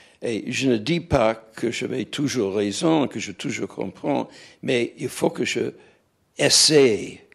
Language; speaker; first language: French; non-native, fluent; English